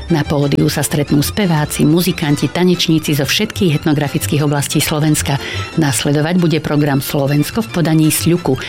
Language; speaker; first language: Slovak; native; Slovak